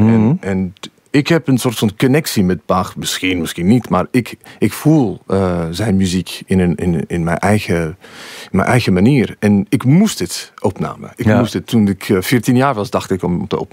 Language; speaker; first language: Dutch; non-native, fluent; English